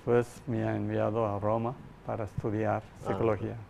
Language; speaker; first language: Spanish; non-native, learner; Malayalam